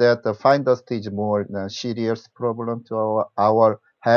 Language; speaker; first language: English; non-native, learner; Korean